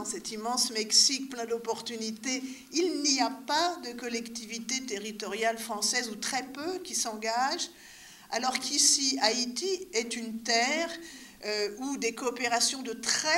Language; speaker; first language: French; native; French